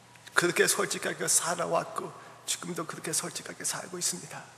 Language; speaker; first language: Korean; early bilingual, heritage; English